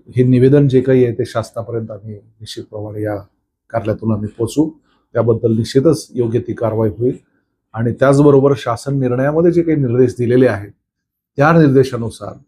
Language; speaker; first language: Marathi; native; Marathi